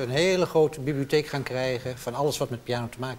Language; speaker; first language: Dutch; native; Dutch